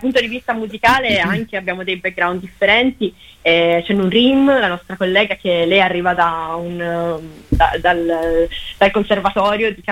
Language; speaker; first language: Italian; native; Italian